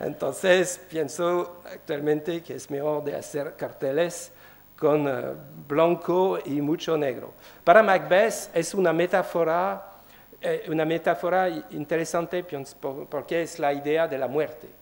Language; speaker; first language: Spanish; non-native, learner; French